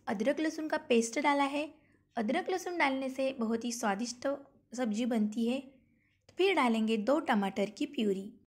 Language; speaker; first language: Hindi; non-native, local second language; Marathi